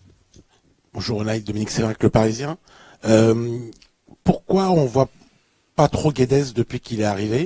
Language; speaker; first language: French; native; French